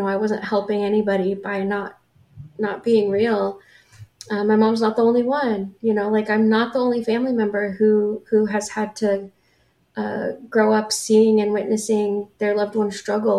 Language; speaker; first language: English; native; English